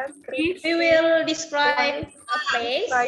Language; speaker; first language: English; non-native, fluent; Indonesian